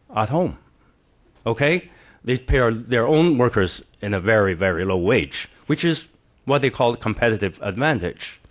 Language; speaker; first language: English; non-native, fluent; Chinese